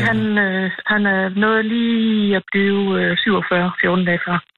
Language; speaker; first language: Danish; native; Danish